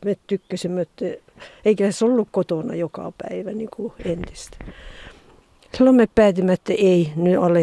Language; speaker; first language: Finnish; early bilingual, heritage; Finnish